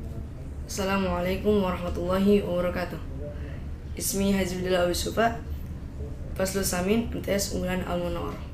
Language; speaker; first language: Arabic; non-native, learner; Indonesian